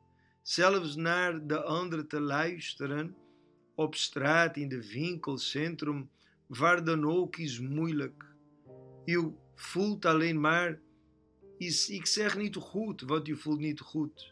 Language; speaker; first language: Dutch; non-native, fluent; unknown